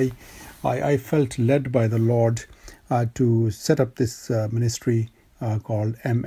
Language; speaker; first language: English; non-native, local second language; Urdu